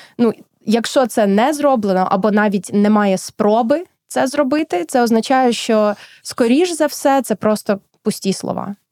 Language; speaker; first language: Ukrainian; early bilingual, heritage; Ukrainian